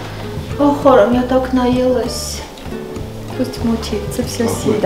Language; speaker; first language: Russian; early bilingual, heritage; Armenian